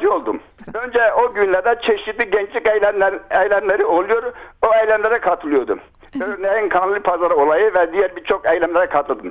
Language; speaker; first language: Turkish; non-native, local second language; Kurdish